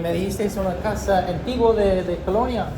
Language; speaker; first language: Spanish; non-native, learner; English